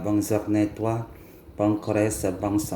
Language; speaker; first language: French; non-native, learner; Indonesian